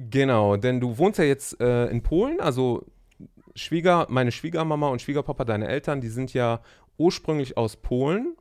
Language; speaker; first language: German; native; German